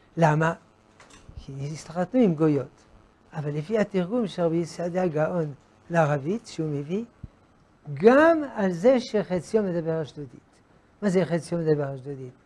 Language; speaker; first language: Hebrew; non-native, fluent; French